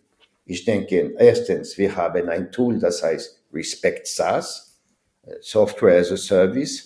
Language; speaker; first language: German; non-native, fluent; French